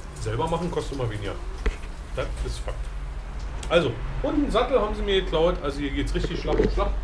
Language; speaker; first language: German; native; German